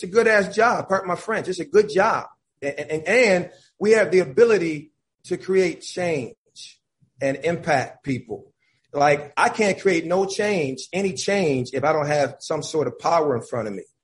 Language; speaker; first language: English; native; English